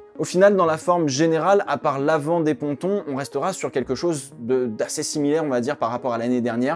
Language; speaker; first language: French; native; French